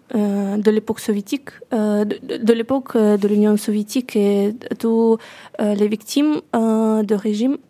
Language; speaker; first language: French; non-native, learner; Russian